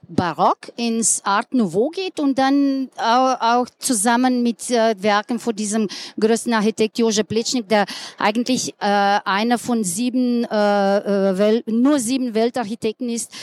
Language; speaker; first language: German; non-native, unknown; Slovenian